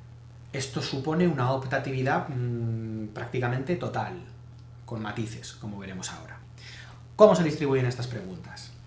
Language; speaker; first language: Spanish; native; Spanish